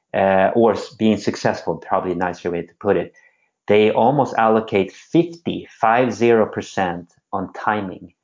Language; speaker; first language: English; non-native, fluent; Swedish